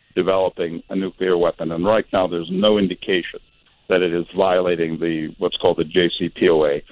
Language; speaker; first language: English; non-native, fluent; Arabic